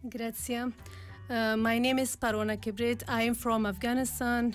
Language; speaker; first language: English; non-native, learner; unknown